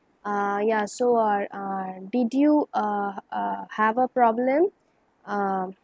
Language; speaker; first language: English; non-native, local second language; Bangla